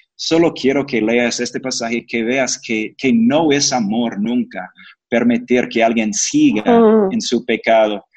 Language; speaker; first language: Spanish; non-native, fluent; English